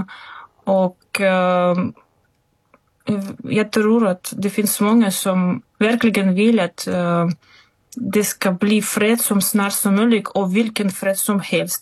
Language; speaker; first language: Swedish; non-native, fluent; Russian